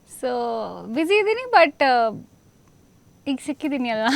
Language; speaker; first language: Kannada; non-native, fluent; Hindi